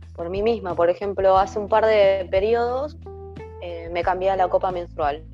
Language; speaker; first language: Spanish; native; Spanish